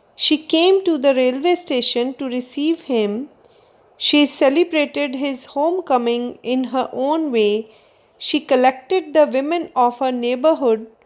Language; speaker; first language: English; non-native, local second language; Punjabi